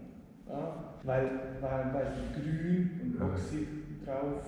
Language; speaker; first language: German; non-native, learner; Hungarian